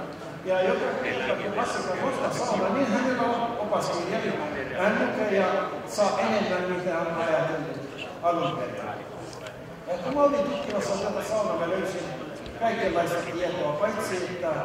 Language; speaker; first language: Finnish; non-native, fluent; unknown